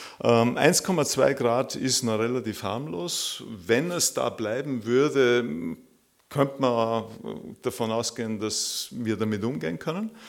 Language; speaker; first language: German; native; German